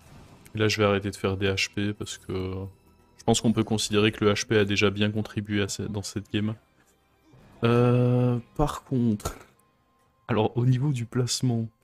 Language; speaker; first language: French; native; French